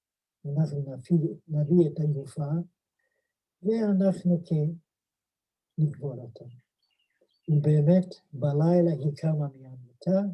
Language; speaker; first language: Hebrew; non-native, fluent; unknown